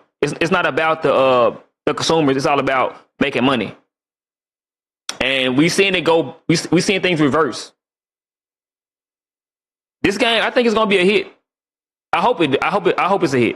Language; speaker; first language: English; native; English